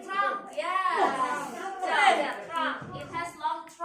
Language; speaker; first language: English; non-native, learner; Indonesian